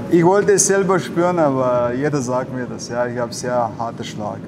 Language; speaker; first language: German; non-native, learner; Chechen